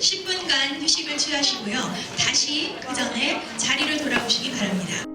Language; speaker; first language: Korean; native; Korean